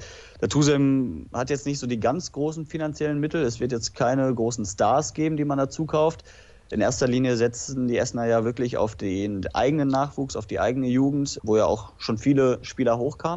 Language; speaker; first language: German; native; German